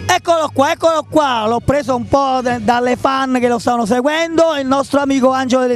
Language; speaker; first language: Italian; native; Italian